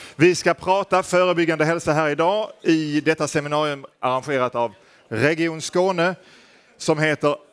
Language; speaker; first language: Swedish; native; Swedish